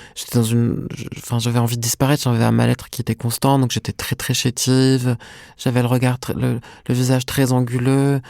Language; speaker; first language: French; non-native, local second language; Arabic